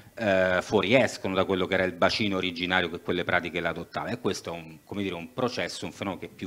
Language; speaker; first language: Italian; native; Italian